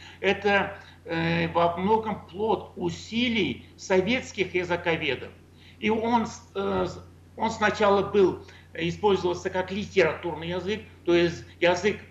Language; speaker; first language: Russian; non-native, local second language; Tatar